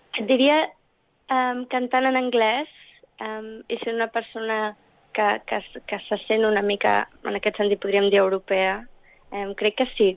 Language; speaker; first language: Catalan; early bilingual, other home language; English